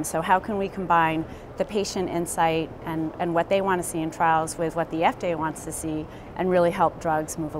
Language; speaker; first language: English; native; English